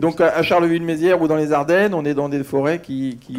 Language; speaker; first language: French; native; French